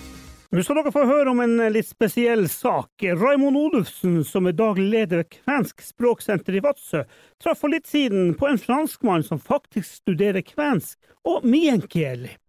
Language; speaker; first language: Norwegian; native; Norwegian